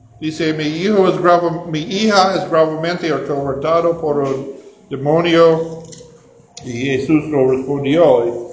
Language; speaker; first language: Spanish; non-native, learner; English